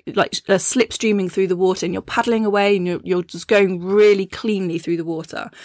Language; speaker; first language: English; native; English